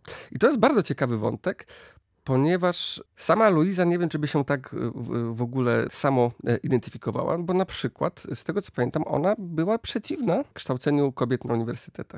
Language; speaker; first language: Polish; native; Polish